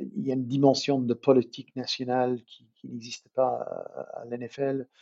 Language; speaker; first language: French; non-native, fluent; English